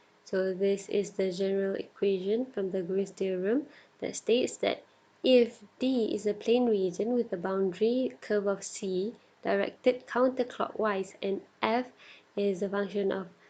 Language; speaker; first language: English; non-native, local second language; Malay